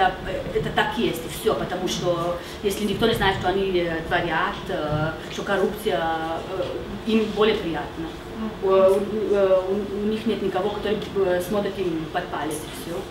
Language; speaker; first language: Russian; non-native, fluent; Slovenian